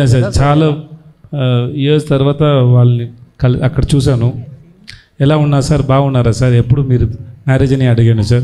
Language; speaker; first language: Telugu; non-native, learner; Tamil